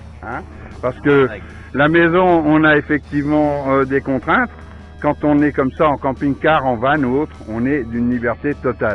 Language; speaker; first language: French; native; French